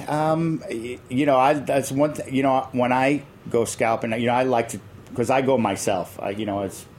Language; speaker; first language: English; native; English